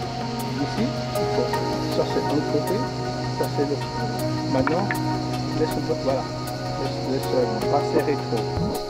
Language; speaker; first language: French; non-native, fluent; English